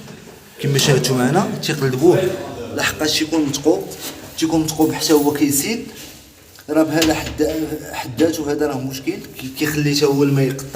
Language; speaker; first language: Arabic; native; Arabic